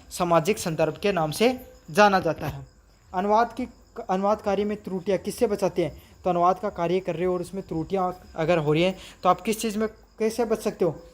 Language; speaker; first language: Hindi; native; Hindi